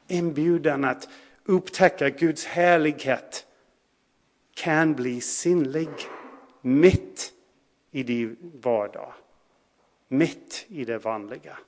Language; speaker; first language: Swedish; non-native, fluent; English